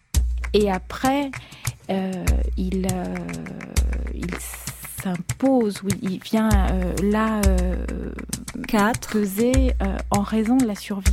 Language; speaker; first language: French; non-native, fluent; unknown